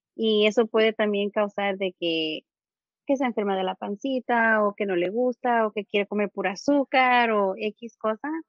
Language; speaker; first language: Spanish; early bilingual, heritage; Spanish